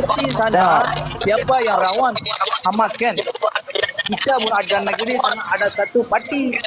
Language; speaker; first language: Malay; non-native, learner; Rohingya